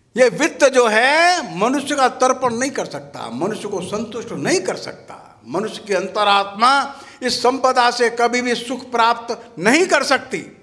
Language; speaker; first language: Hindi; native; Hindi